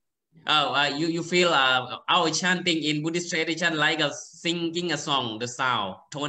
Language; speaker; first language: English; non-native, learner; Thai